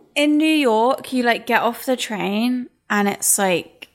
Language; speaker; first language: English; native; English